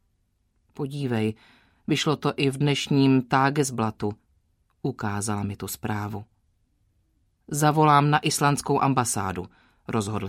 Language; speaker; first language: Czech; native; Czech